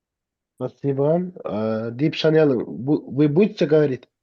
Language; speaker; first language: Russian; non-native, local second language; Turkmen